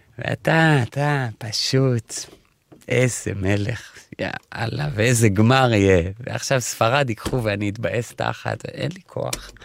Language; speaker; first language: Hebrew; native; Hebrew